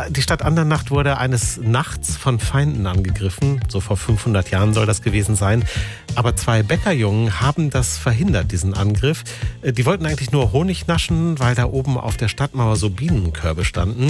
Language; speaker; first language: German; native; German